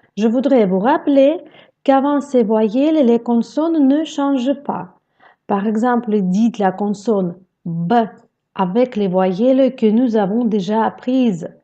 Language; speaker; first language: French; non-native, fluent; Russian